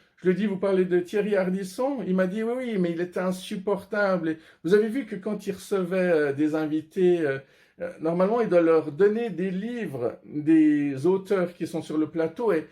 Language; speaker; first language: French; non-native, fluent; Persian